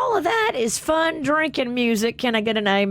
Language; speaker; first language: English; native; English